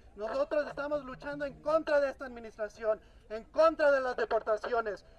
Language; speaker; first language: Spanish; early bilingual, heritage; Spanish